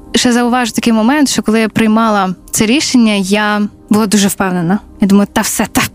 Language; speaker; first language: Ukrainian; native; Ukrainian